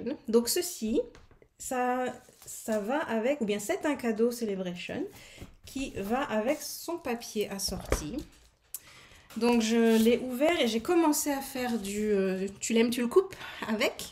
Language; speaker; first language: French; native; French